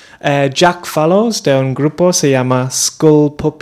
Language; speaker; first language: Spanish; non-native, learner; English